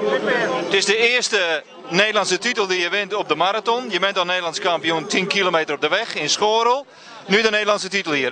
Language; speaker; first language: Dutch; native; Dutch